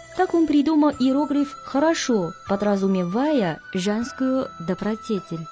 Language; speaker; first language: Russian; non-native, fluent; Chinese